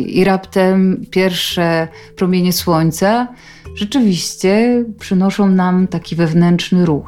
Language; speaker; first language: Polish; native; Polish